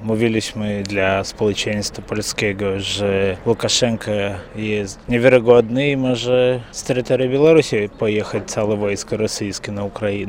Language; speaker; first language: Polish; non-native, fluent; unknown